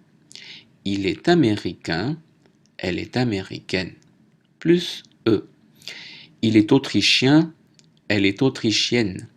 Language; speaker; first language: French; native; French